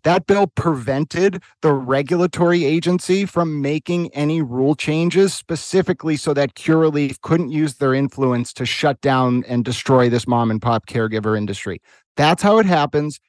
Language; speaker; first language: English; native; English